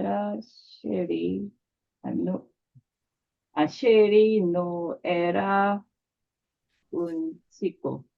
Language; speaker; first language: Spanish; non-native, learner; Korean